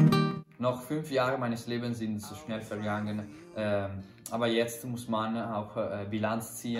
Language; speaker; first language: German; non-native, fluent; Italian